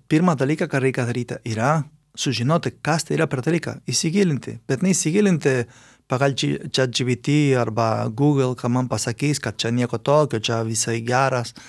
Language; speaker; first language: Lithuanian; non-native, fluent; Spanish